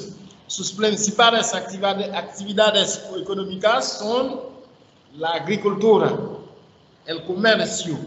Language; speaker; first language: Spanish; non-native, learner; Haitian Creole